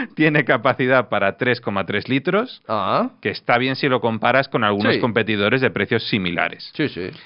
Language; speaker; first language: Spanish; non-native, fluent; Russian